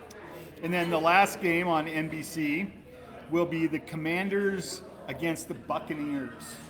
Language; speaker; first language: English; native; English